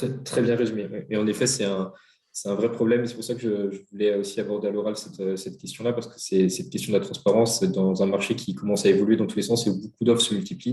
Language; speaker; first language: French; native; French